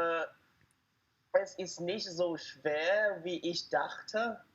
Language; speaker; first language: German; non-native, learner; Thai